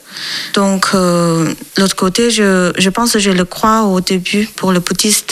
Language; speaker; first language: French; non-native, learner; Chinese